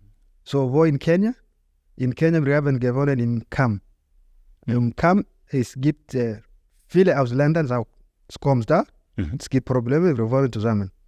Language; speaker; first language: German; non-native, learner; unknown